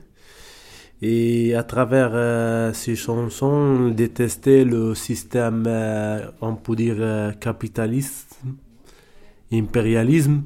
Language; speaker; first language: French; non-native, learner; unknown